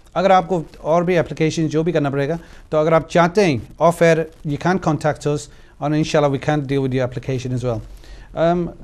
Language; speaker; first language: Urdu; early bilingual, heritage; Urdu